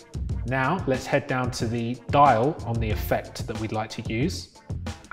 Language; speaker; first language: English; native; English